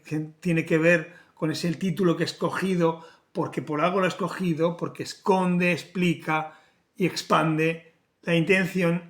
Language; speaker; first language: Spanish; native; Spanish